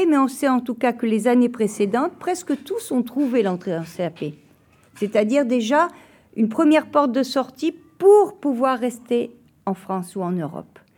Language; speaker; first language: French; native; French